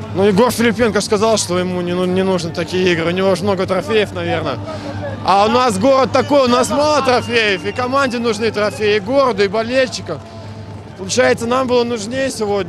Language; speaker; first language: Russian; native; Russian